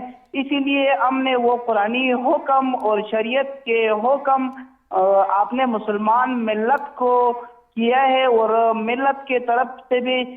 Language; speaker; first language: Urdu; non-native, fluent; Pashto